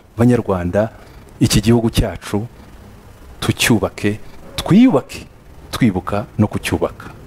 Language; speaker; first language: Kinyarwanda; early bilingual, heritage; Kinyarwanda